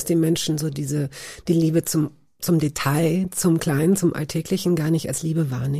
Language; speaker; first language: German; native; German